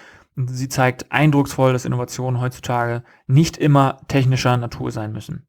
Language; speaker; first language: German; native; German